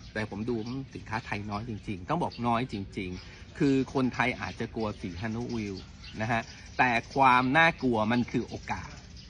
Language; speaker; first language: Thai; native; Thai